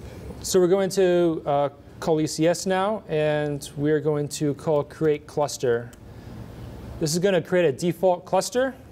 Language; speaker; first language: English; native; English